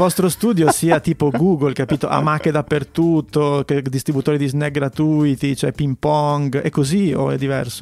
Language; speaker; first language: Italian; native; Italian